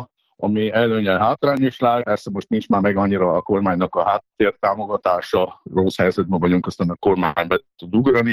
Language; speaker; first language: Hungarian; native; Hungarian